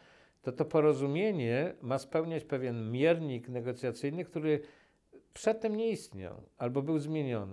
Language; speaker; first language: Polish; native; Polish